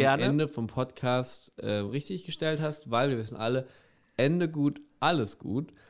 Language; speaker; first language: German; native; German